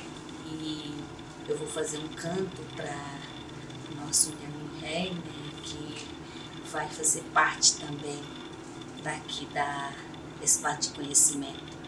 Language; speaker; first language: Portuguese; non-native, local second language; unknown